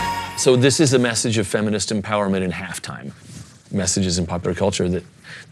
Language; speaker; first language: English; native; English